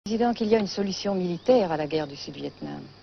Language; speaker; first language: French; native; French